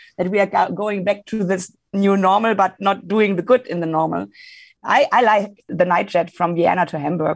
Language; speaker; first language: English; non-native, fluent; German